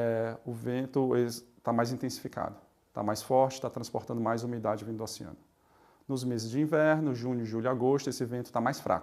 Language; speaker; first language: Portuguese; native; Portuguese